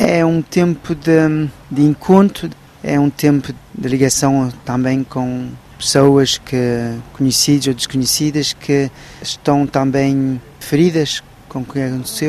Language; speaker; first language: Portuguese; early bilingual, heritage; Portuguese